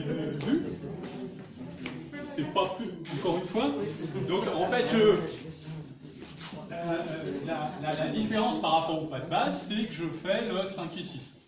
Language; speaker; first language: French; native; French